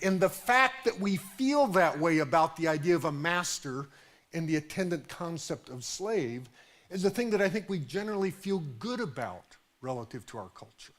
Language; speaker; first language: English; native; English